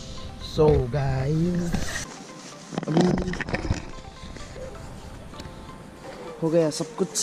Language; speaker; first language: Hindi; non-native, local second language; Nepali